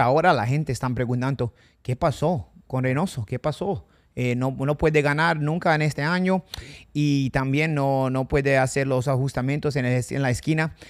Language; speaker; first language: Spanish; non-native, fluent; English